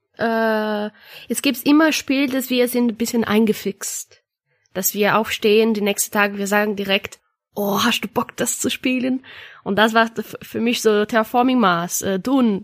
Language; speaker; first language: German; non-native, learner; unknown